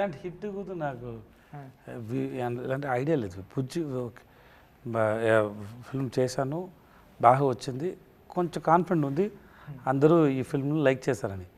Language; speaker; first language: Telugu; non-native, learner; Tamil